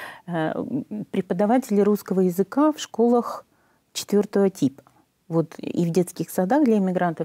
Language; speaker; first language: Russian; native; Russian